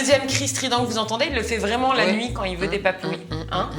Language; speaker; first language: French; native; French